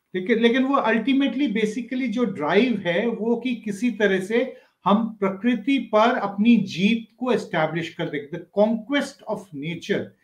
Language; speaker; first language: Hindi; native; Hindi